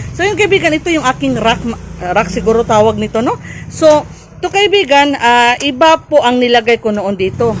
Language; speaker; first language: Filipino; non-native, local second language; Cebuano